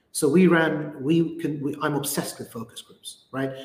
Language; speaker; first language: English; native; English